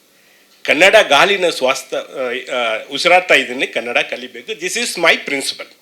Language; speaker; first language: Kannada; non-native, learner; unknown